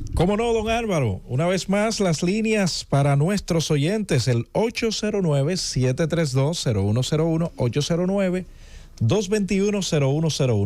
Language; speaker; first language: Spanish; native; Spanish